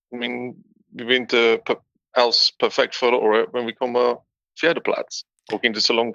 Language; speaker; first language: Swedish; non-native, learner; English